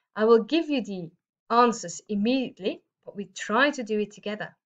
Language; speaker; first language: English; non-native, fluent; Dutch